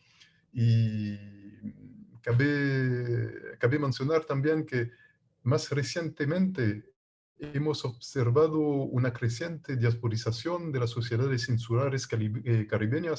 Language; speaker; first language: Spanish; non-native, fluent; French